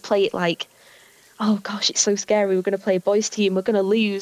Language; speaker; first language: English; native; English